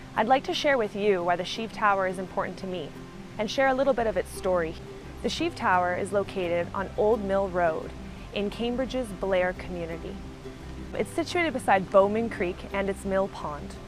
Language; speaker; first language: English; native; English